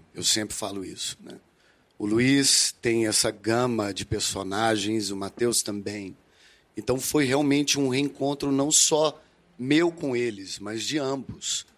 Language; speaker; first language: Portuguese; native; Portuguese